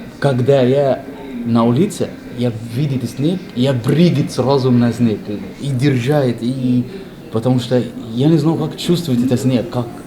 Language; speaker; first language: Russian; non-native, learner; Arabic